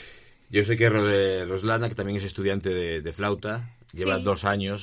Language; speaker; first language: Spanish; native; Spanish